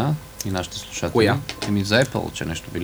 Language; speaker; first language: Bulgarian; native; Bulgarian